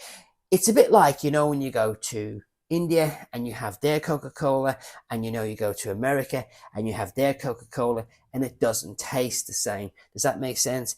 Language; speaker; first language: English; native; English